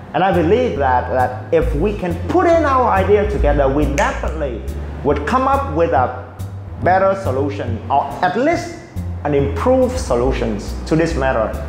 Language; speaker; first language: English; non-native, fluent; Vietnamese